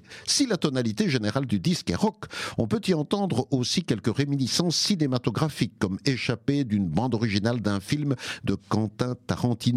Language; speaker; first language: French; native; French